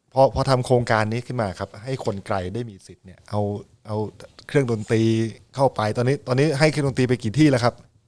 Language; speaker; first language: Thai; native; Thai